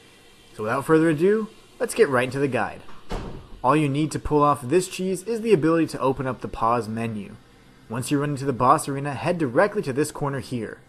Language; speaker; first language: English; native; English